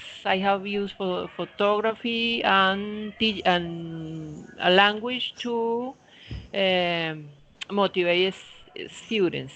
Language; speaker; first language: English; non-native, fluent; Spanish